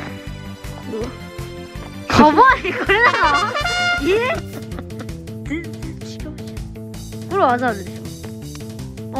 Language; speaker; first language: Japanese; native; Japanese